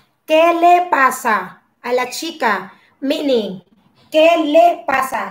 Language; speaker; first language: Spanish; non-native, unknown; Filipino